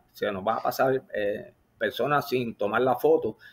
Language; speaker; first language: Spanish; native; Spanish